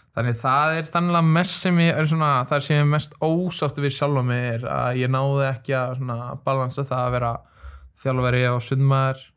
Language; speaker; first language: Icelandic; early bilingual, other home language; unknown